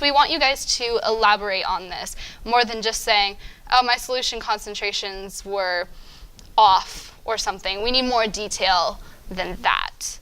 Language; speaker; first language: English; native; English